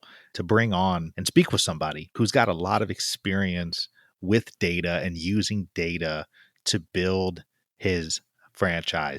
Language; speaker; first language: English; native; English